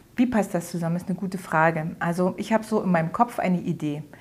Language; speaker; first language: German; native; German